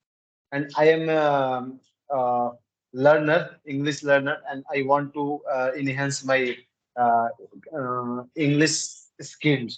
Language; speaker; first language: English; non-native, learner; Hindi